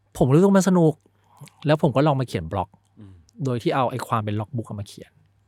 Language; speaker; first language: Thai; early bilingual, other home language; Chinese